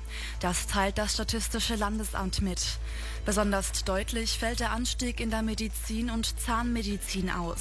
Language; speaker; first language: German; native; German